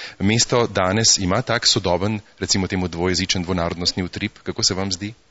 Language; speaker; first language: Slovenian; native; Slovenian